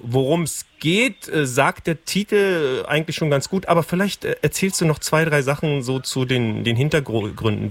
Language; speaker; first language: German; native; German